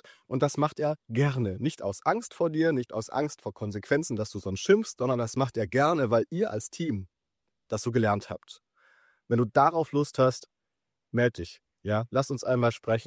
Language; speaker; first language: German; native; German